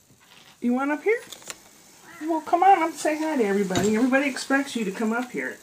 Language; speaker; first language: English; native; English